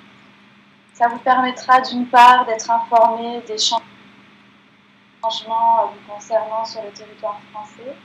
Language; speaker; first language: French; native; French